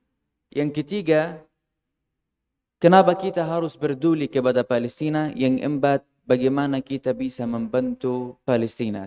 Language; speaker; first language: Indonesian; non-native, fluent; Arabic